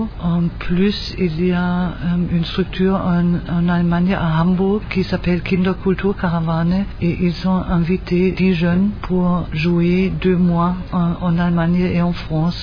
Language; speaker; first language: French; non-native, fluent; German